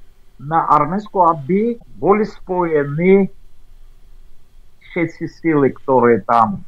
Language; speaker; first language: Czech; non-native, fluent; Armenian